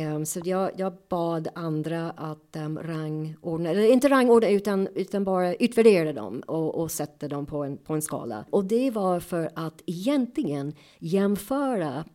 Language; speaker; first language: Swedish; non-native, fluent; English